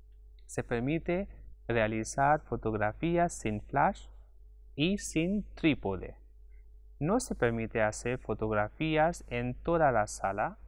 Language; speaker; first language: Spanish; non-native, fluent; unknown